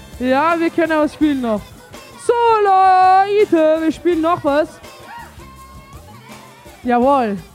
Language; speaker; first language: German; early bilingual, other home language; Turkish